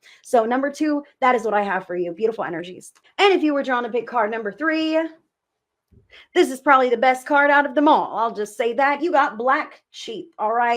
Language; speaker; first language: English; native; English